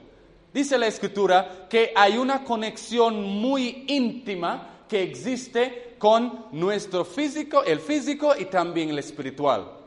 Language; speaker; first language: Spanish; non-native, fluent; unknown